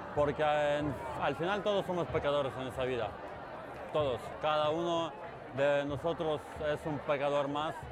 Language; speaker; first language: Spanish; non-native, fluent; Ukrainian